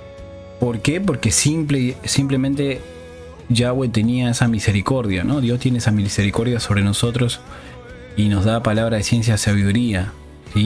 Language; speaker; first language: Spanish; native; Spanish